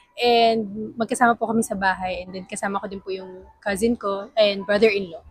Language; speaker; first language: Filipino; native; Filipino